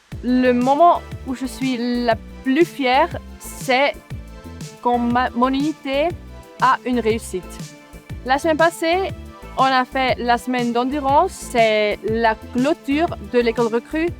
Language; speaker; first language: French; non-native, local second language; German